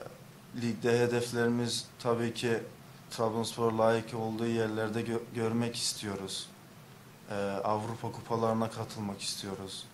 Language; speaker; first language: Turkish; early bilingual, heritage; English